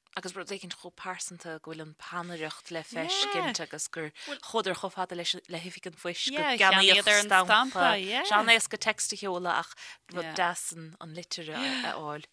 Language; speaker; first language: Irish; native; Irish